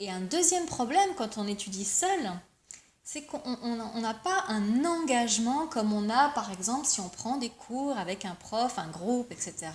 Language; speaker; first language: French; native; French